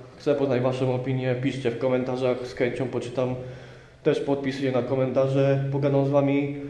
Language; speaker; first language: Polish; native; Polish